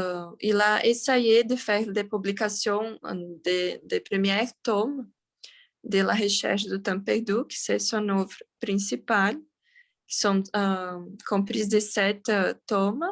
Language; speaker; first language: French; non-native, learner; Portuguese